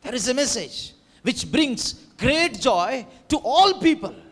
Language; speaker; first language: English; non-native, local second language; Kannada